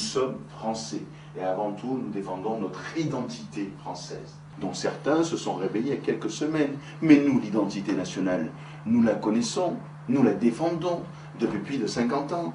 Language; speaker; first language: French; native; French